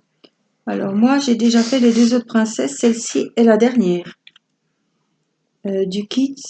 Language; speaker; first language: French; native; French